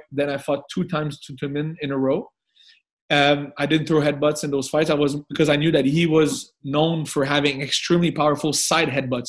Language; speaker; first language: English; non-native, fluent; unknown